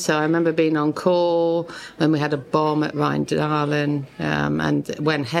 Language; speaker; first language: English; native; English